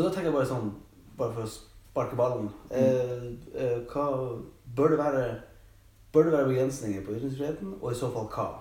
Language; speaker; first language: Norwegian; native; Norwegian